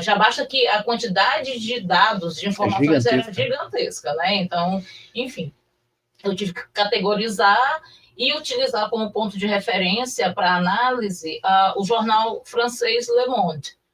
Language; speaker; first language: Portuguese; native; Portuguese